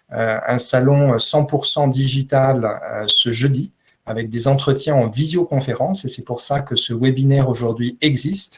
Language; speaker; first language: French; native; French